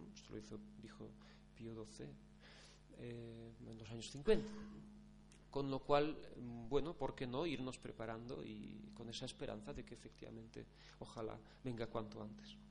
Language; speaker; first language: Spanish; non-native, fluent; Polish